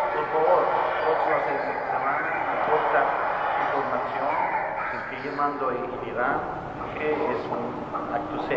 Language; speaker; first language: Spanish; non-native, fluent; Persian